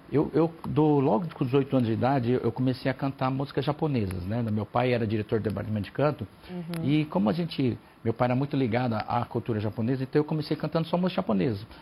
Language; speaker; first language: Portuguese; native; Portuguese